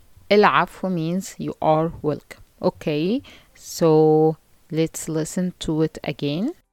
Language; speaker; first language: English; non-native, fluent; Arabic